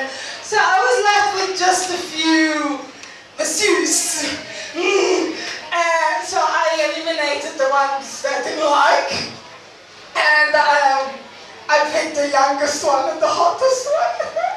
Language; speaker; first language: English; non-native, fluent; Italian